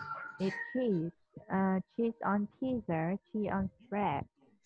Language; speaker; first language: English; non-native, fluent; Vietnamese